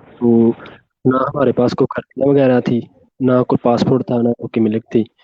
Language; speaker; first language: Urdu; non-native, local second language; Punjabi